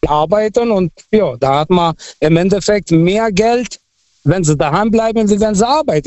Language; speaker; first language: German; non-native, fluent; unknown